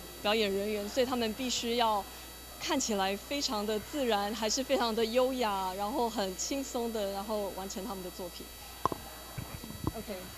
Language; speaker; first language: Chinese; native; Chinese